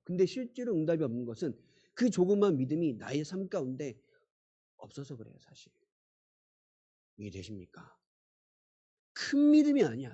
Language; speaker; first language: Korean; native; Korean